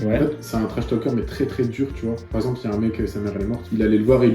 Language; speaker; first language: French; native; French